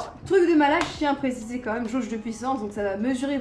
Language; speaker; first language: French; native; French